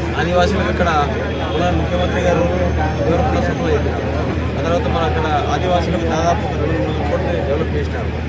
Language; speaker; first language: Telugu; non-native, local second language; Lambadi